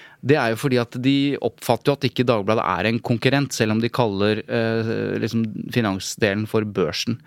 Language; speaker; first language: Norwegian; native; Norwegian